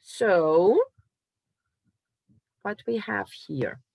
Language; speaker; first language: English; non-native, fluent; Portuguese